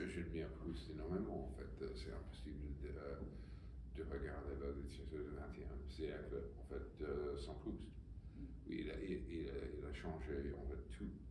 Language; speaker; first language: French; non-native, fluent; English